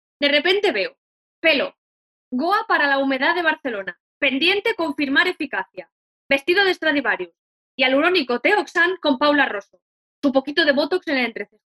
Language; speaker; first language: Spanish; native; Spanish